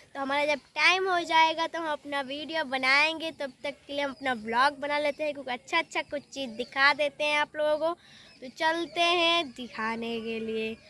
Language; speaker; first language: Hindi; native; Hindi